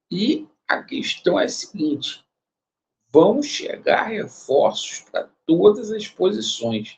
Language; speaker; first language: Portuguese; native; Portuguese